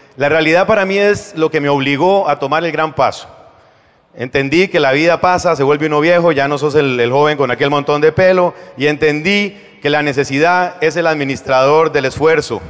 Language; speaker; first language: Spanish; native; Spanish